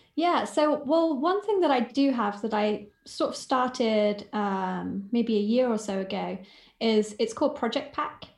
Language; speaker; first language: English; native; English